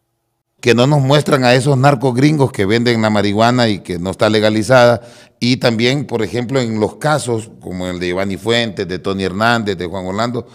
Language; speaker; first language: Spanish; native; Spanish